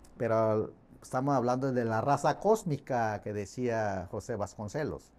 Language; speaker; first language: Spanish; non-native, fluent; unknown